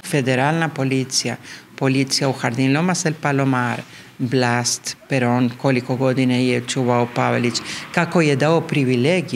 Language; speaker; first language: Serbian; early bilingual, heritage; Spanish